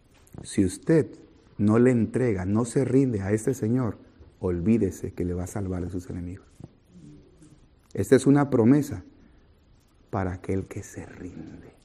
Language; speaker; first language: Spanish; native; Spanish